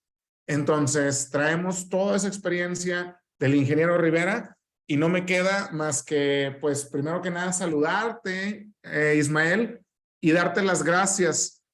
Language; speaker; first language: Spanish; native; Spanish